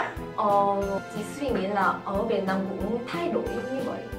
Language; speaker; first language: Vietnamese; non-native, learner; Korean